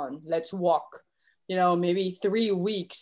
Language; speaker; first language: English; non-native, local second language; Filipino